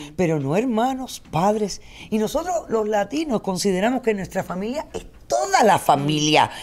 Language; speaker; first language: Spanish; early bilingual, heritage; Spanish